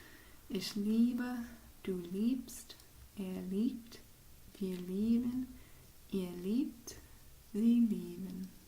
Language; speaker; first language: German; non-native, fluent; English